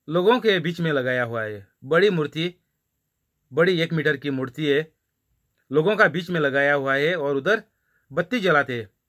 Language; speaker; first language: Hindi; non-native, local second language; Marathi